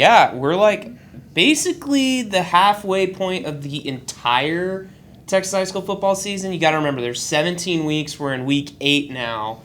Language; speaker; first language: English; native; English